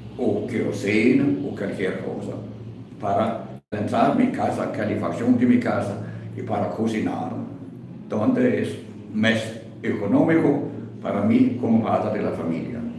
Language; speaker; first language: Spanish; non-native, fluent; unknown